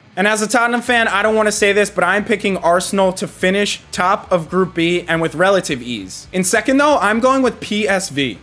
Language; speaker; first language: English; native; English